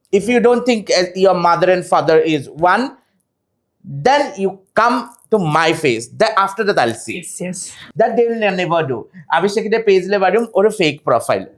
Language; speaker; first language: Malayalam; non-native, local second language; Assamese